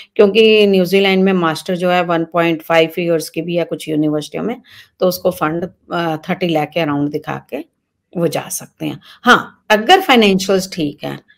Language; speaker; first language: Hindi; native; Hindi